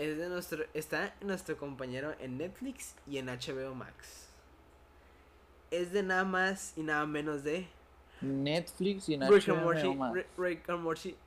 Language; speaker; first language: Spanish; native; Spanish